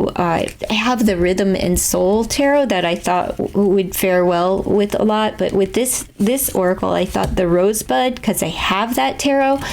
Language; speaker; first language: English; native; English